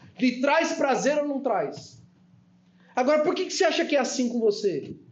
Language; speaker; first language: Portuguese; native; Portuguese